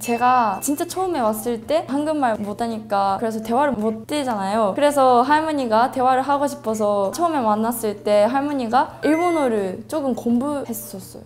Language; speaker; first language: Korean; non-native, learner; Japanese